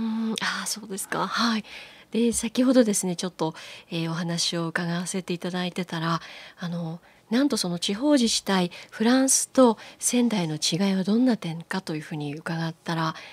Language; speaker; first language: Japanese; native; Japanese